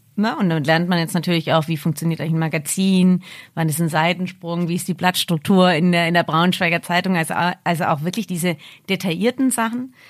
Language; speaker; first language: German; native; German